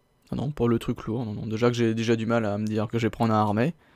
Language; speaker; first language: French; native; French